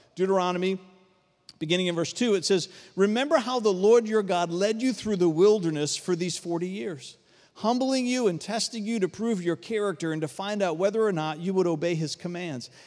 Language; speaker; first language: English; native; English